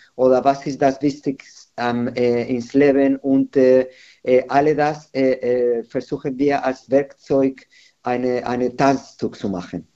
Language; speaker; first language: German; non-native, learner; Spanish